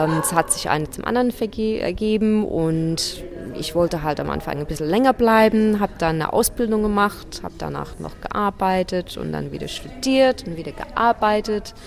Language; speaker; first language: German; non-native, fluent; English